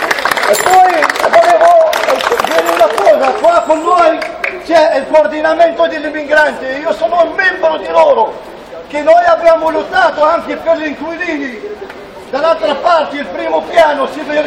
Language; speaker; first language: Italian; non-native, fluent; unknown